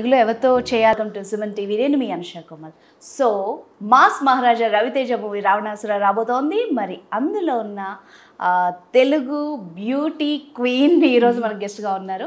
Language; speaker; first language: Telugu; native; Telugu